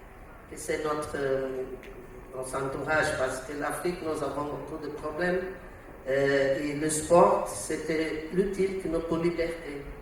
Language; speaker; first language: French; non-native, learner; Portuguese